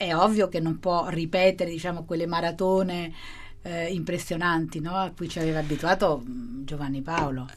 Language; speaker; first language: Italian; non-native, fluent; Spanish